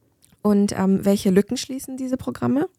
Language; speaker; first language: German; native; German